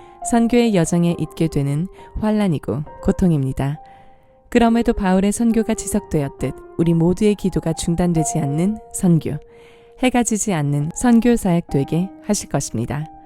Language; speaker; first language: Korean; native; Korean